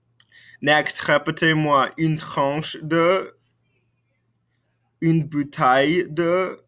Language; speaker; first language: French; non-native, fluent; English